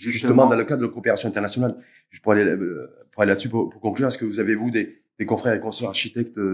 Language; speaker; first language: French; native; French